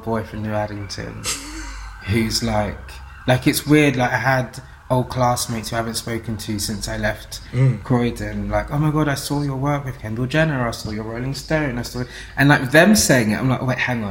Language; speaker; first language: English; native; English